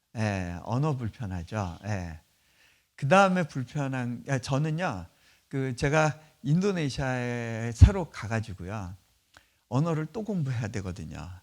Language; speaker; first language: Korean; native; Korean